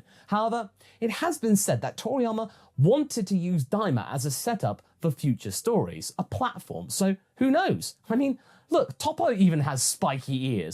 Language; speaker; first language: English; native; English